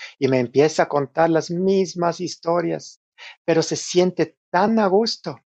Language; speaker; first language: Spanish; non-native, fluent; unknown